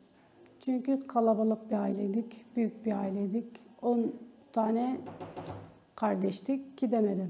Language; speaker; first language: Turkish; non-native, local second language; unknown